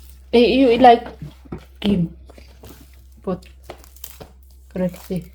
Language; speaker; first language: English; non-native, local second language; Cebuano